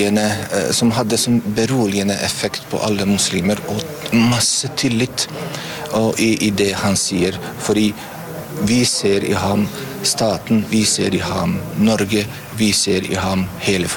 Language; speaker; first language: Norwegian; non-native, fluent; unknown